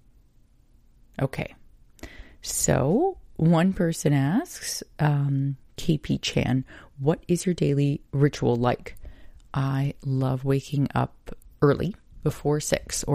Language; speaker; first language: English; native; English